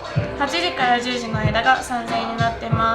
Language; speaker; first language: Japanese; native; Japanese